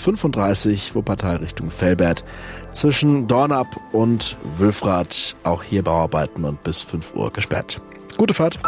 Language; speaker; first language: German; native; German